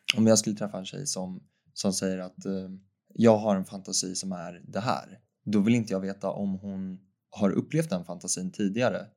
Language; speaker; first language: Swedish; native; Swedish